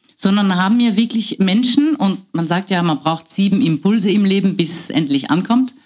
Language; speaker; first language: German; non-native, fluent; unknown